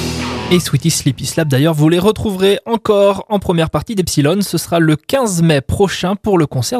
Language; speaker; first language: French; native; French